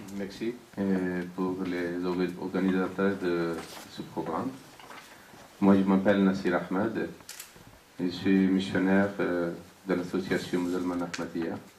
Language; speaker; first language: French; non-native, fluent; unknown